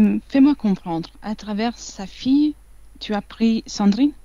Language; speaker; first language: French; non-native, fluent; Italian